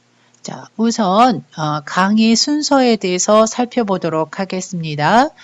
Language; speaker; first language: Korean; native; Korean